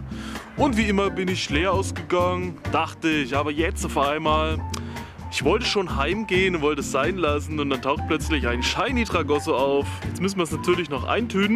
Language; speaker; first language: German; native; German